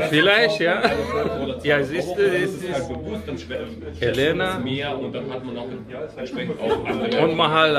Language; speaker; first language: German; non-native, learner; Persian